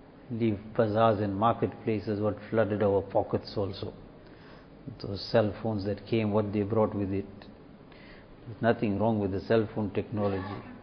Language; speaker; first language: English; native; English